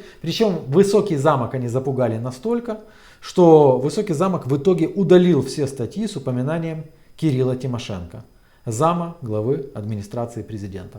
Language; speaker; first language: Russian; native; Russian